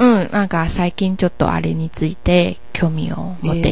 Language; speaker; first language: Japanese; non-native, learner; Chinese